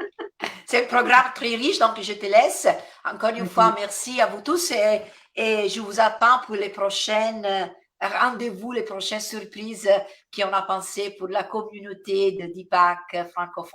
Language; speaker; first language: French; non-native, fluent; Italian